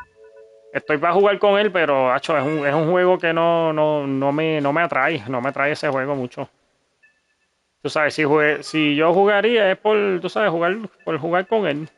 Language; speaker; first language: Spanish; early bilingual, heritage; Spanish